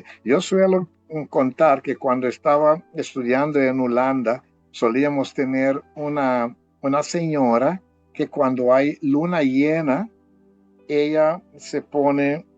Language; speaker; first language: Spanish; non-native, fluent; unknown